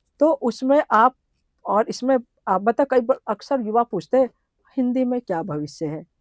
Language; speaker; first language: Hindi; native; Hindi